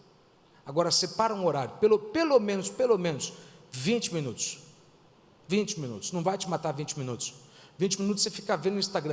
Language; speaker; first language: Portuguese; native; Portuguese